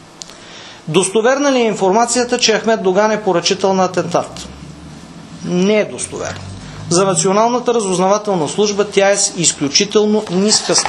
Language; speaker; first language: Bulgarian; native; Bulgarian